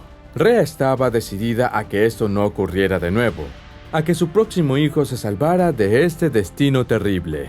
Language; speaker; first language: Spanish; native; Spanish